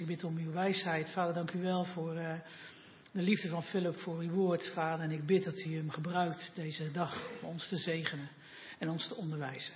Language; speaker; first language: Dutch; native; Dutch